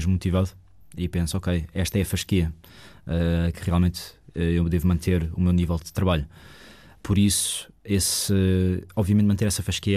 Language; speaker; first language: Portuguese; native; Portuguese